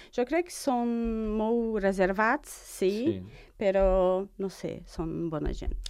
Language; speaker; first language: Catalan; non-native, learner; Portuguese